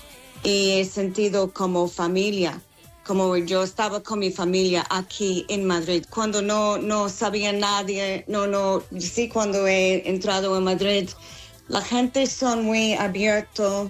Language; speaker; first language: Spanish; non-native, fluent; English